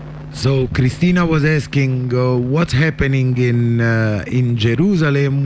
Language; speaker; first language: English; non-native, fluent; Italian